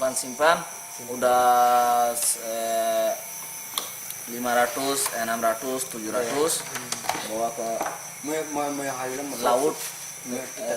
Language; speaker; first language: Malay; non-native, learner; Rohingya